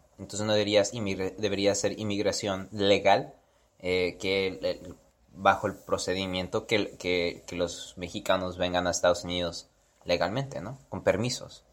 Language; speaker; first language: Spanish; early bilingual, heritage; Spanish